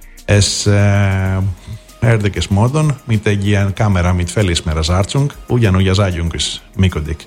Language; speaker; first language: Hungarian; non-native, fluent; Greek